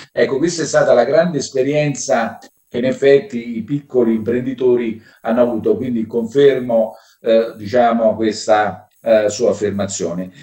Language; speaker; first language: Italian; native; Italian